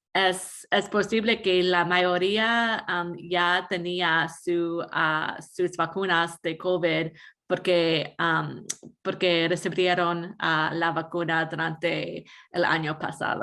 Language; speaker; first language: Spanish; non-native, fluent; English